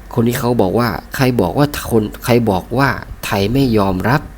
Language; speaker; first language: Thai; native; Thai